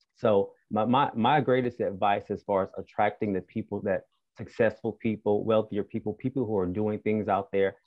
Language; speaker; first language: English; native; English